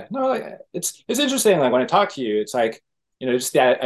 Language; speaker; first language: English; native; English